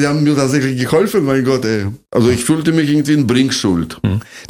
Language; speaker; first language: German; non-native, fluent; Russian